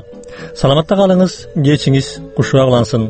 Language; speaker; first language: Kyrgyz; native; Kyrgyz